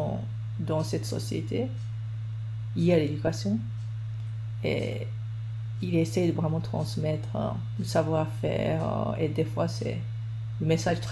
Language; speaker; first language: French; non-native, fluent; Japanese